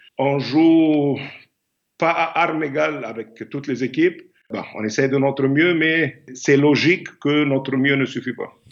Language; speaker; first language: French; non-native, fluent; Arabic